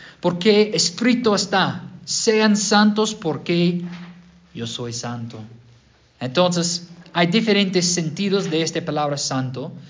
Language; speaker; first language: Spanish; non-native, fluent; English